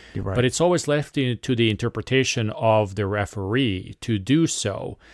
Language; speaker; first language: English; non-native, fluent; Serbian